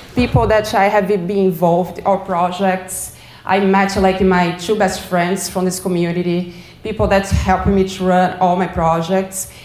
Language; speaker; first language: English; non-native, learner; Portuguese